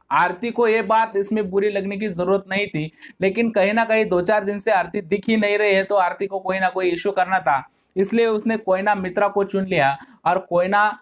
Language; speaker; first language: Hindi; non-native, local second language; Marathi